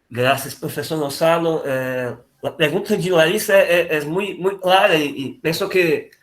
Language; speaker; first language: Spanish; non-native, fluent; Portuguese